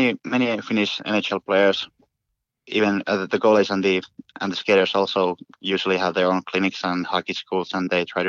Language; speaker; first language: English; non-native, fluent; Finnish